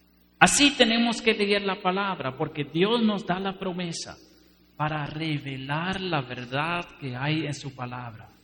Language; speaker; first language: Spanish; non-native, fluent; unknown